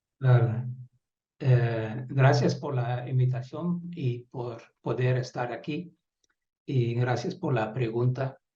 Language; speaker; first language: Spanish; non-native, fluent; Dutch